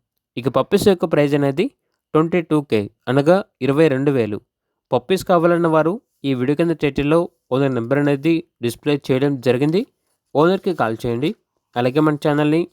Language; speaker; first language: Telugu; native; Telugu